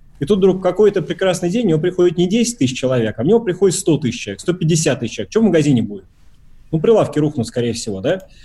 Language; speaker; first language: Russian; native; Russian